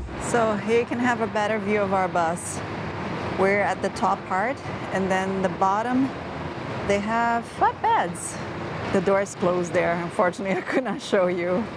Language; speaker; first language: English; non-native, fluent; Portuguese